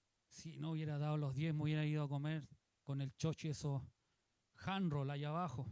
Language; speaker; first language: Spanish; native; Spanish